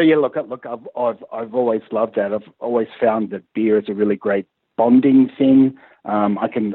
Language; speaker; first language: English; native; English